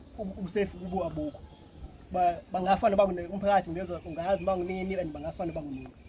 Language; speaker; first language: Zulu; non-native, local second language; Xhosa